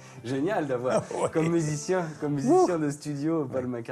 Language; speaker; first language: French; native; French